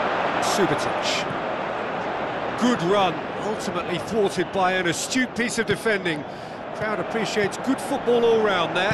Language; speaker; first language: English; native; English